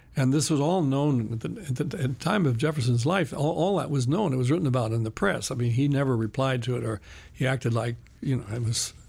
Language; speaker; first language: English; native; English